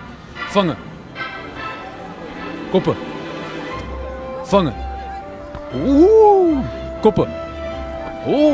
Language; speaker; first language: Dutch; native; Dutch